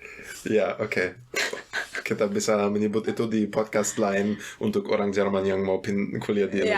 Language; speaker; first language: Indonesian; non-native, fluent; German